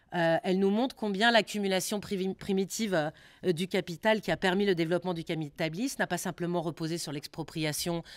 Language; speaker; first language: French; native; French